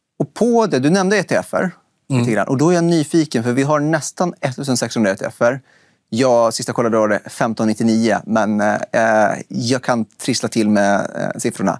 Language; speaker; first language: Swedish; native; Swedish